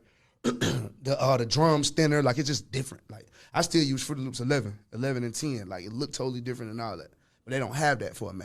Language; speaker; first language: English; native; English